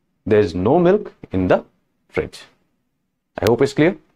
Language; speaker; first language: English; non-native, local second language; Hindi